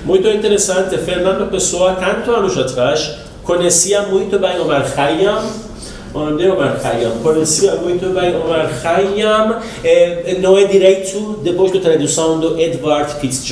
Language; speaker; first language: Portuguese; non-native, learner; Persian